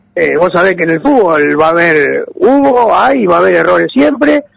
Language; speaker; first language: Spanish; native; Spanish